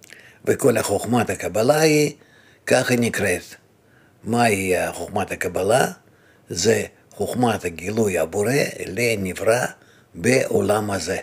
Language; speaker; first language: Hebrew; non-native, fluent; Russian